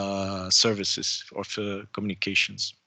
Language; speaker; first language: English; non-native, fluent; Portuguese